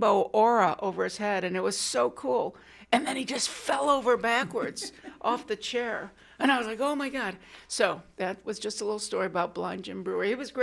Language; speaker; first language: English; native; English